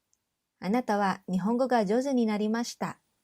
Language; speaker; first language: Japanese; non-native, fluent; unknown